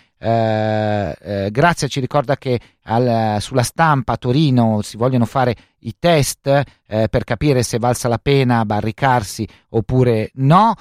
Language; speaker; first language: Italian; native; Italian